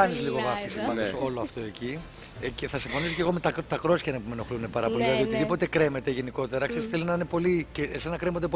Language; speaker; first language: Greek; native; Greek